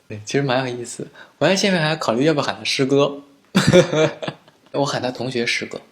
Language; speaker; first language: Chinese; native; Chinese